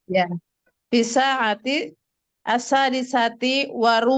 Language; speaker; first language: Arabic; non-native, learner; Indonesian